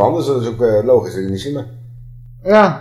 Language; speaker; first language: Dutch; native; Dutch